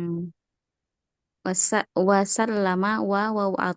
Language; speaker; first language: Arabic; non-native, learner; Indonesian